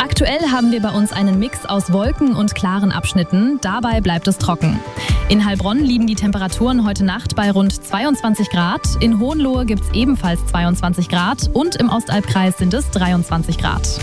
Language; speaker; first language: German; native; German